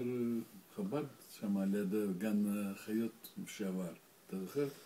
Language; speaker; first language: Hebrew; non-native, learner; Russian